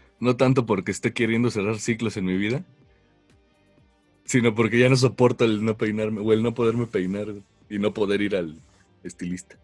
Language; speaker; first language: Spanish; native; Spanish